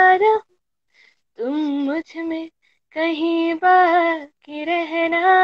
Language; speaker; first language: Hindi; native; Hindi